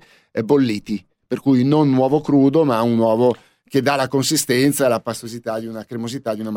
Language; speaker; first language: Italian; native; Italian